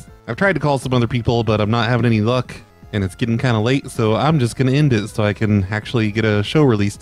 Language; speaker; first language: English; native; English